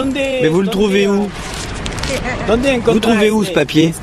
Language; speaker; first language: French; native; French